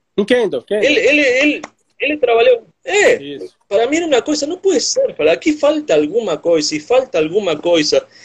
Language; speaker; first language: Portuguese; non-native, learner; Spanish